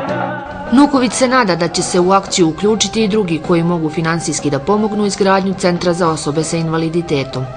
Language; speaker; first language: Serbian; native; Serbian